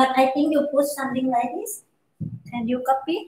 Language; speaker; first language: English; non-native, learner; Thai